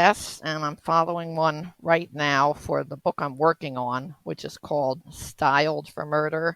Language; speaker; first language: English; native; English